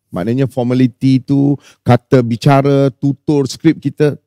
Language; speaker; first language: Malay; native; Malay